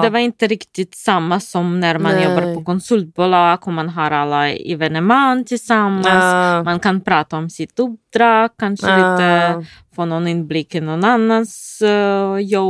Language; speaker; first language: Swedish; non-native, fluent; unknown